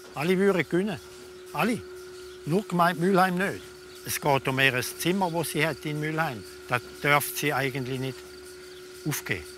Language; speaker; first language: German; native; German